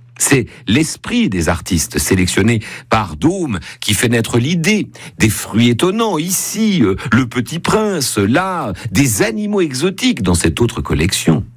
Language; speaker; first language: French; native; French